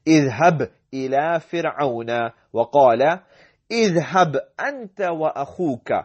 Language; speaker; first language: Arabic; non-native, fluent; English